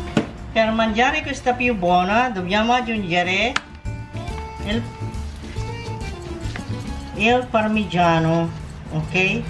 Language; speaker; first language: Italian; non-native, local second language; Filipino